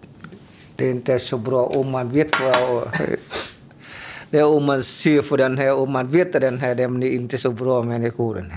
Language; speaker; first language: Swedish; non-native, learner; Vietnamese